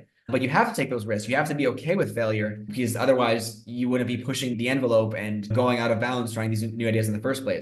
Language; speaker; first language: English; native; English